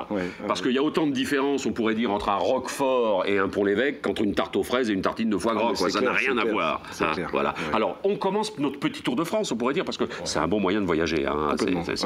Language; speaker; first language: French; native; French